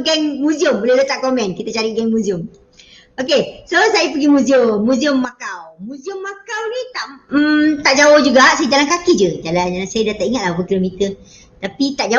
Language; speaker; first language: Malay; native; Malay